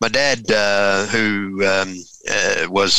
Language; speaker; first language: English; native; English